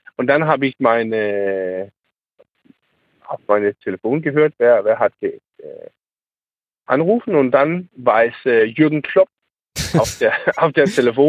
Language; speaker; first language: German; non-native, learner; Danish